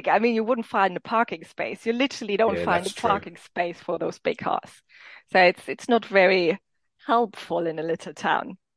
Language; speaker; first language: English; non-native, fluent; German